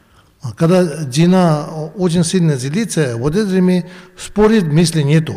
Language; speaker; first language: Russian; non-native, learner; Tibetan